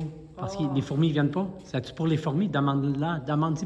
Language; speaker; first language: French; native; French